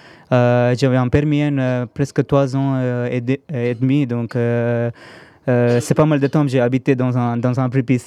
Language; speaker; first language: French; non-native, fluent; Tamil